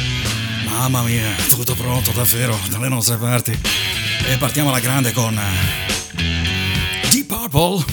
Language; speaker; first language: Italian; native; Italian